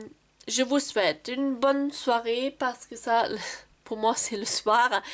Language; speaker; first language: French; non-native, fluent; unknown